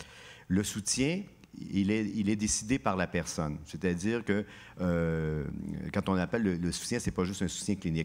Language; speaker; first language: French; native; French